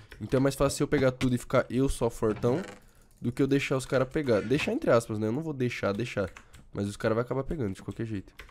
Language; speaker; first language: Portuguese; native; Portuguese